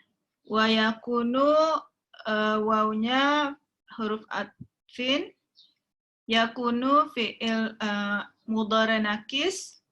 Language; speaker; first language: Arabic; non-native, learner; Indonesian